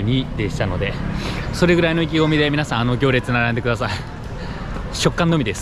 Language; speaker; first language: Japanese; native; Japanese